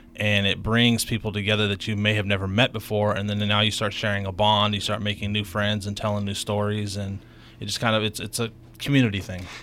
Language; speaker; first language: English; native; English